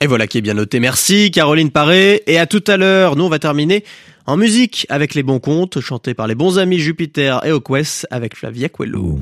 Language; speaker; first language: French; native; French